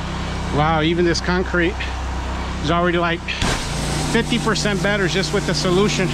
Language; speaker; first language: English; native; English